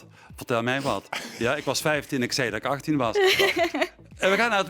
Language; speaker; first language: Dutch; native; Dutch